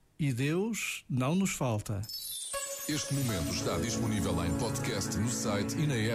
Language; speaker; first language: Portuguese; native; Portuguese